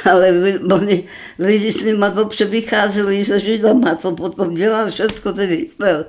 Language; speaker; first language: Czech; non-native, local second language; German